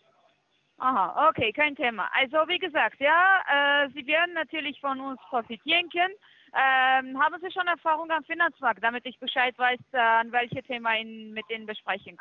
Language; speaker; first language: German; non-native, fluent; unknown